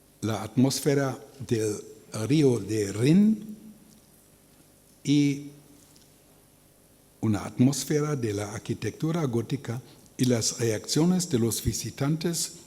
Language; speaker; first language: Spanish; non-native, learner; German